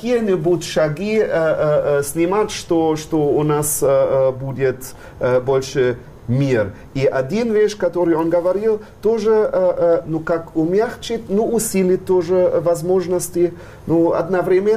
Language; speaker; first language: Russian; non-native, fluent; German